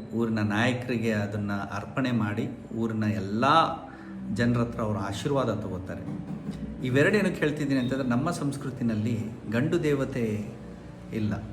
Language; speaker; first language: Kannada; non-native, local second language; Lambadi